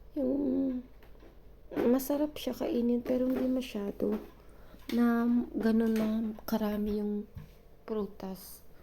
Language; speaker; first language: Filipino; non-native, local second language; Cebuano